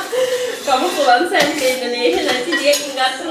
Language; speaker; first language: Indonesian; non-native, learner; Russian